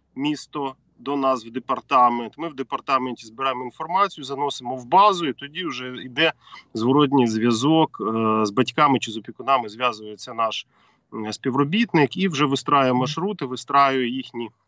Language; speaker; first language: Ukrainian; native; Ukrainian